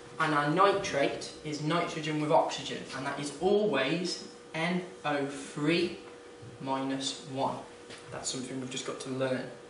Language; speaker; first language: English; native; English